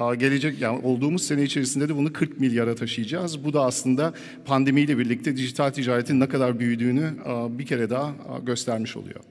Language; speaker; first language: Turkish; early bilingual, heritage; Turkish